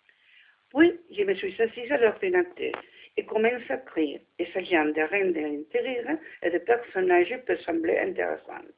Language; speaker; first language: French; non-native, learner; Spanish